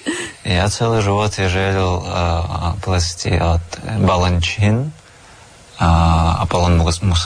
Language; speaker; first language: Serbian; non-native, fluent; Russian